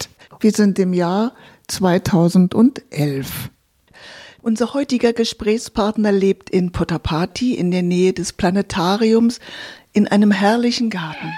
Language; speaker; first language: German; native; German